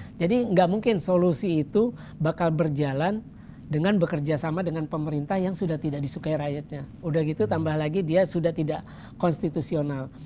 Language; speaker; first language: Indonesian; native; Indonesian